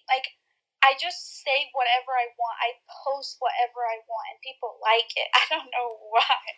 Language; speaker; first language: English; early bilingual, other home language; Spanish